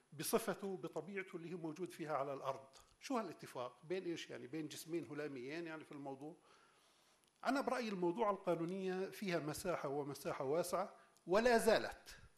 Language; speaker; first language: Arabic; native; Arabic